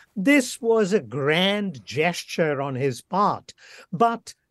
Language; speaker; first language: English; non-native, local second language; Bangla